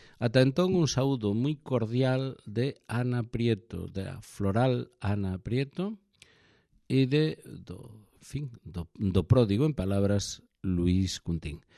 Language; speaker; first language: Galician; native; Galician